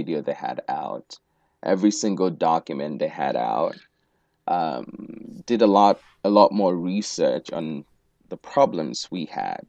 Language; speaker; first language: English; non-native, local second language; Igbo